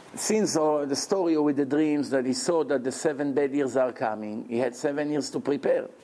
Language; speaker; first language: English; non-native, fluent; Hebrew